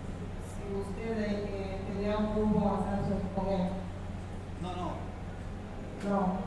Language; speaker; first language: Spanish; non-native, fluent; Haitian Creole